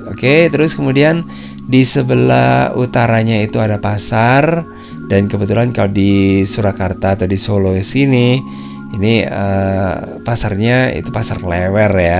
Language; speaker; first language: Indonesian; native; Indonesian